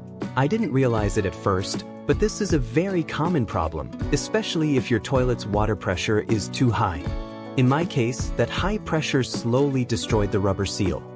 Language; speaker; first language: English; native; English